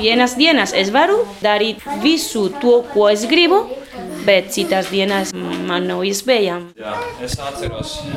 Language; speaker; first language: Latvian; non-native, learner; Spanish